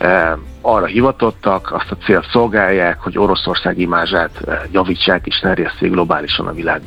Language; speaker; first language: Hungarian; native; Hungarian